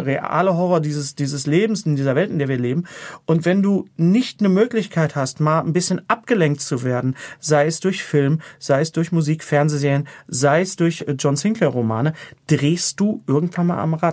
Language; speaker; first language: German; native; German